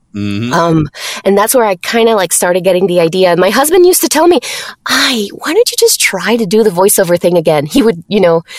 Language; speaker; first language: English; non-native, fluent; Spanish